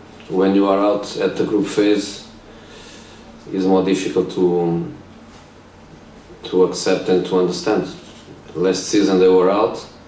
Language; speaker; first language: English; non-native, fluent; Portuguese